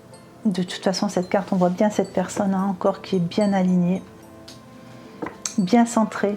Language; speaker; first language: French; native; French